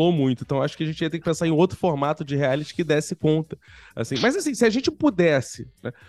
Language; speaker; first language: Portuguese; native; Portuguese